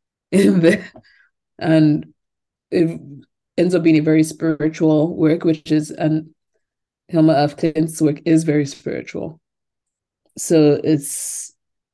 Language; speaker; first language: English; non-native, local second language; Yoruba